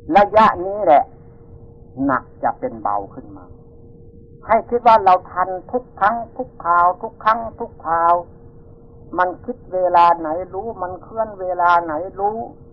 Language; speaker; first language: Thai; non-native, local second language; Northeastern Thai